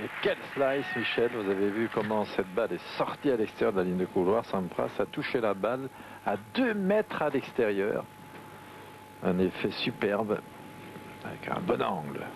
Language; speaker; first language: French; native; French